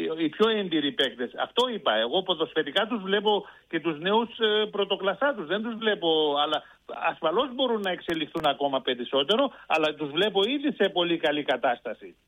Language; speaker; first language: Greek; early bilingual, heritage; Greek